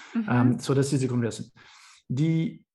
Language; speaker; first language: German; non-native, learner; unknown